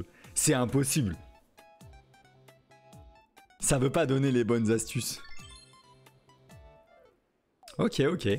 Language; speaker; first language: French; native; French